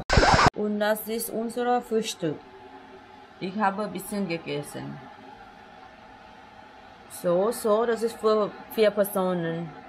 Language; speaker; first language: German; non-native, learner; Thai